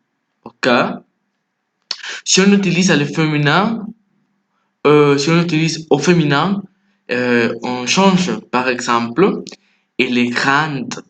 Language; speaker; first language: French; non-native, fluent; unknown